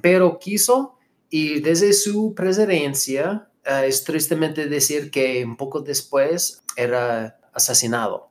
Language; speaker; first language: Spanish; non-native, fluent; English